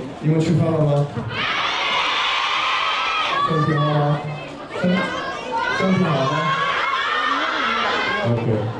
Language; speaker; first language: Chinese; non-native, learner; Korean